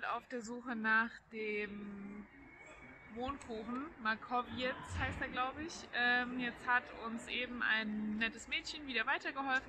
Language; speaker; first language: German; native; German